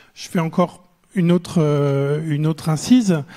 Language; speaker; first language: French; native; French